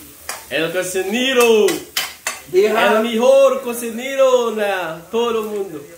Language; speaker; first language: Spanish; non-native, learner; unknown